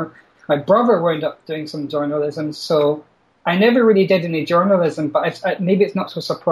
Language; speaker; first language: English; native; English